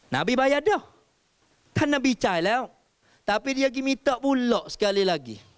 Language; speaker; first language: Malay; native; Malay